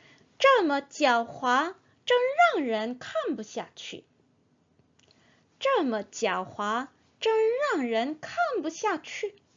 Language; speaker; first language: Chinese; non-native, fluent; Korean